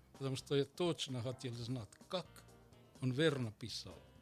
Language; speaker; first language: Russian; non-native, learner; Finnish